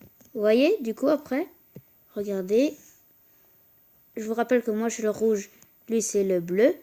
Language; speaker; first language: French; native; French